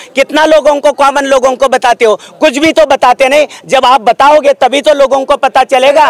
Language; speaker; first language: Hindi; non-native, local second language; Marathi